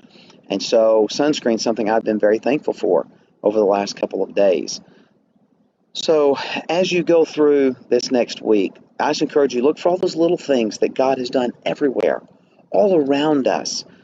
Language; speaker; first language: English; native; English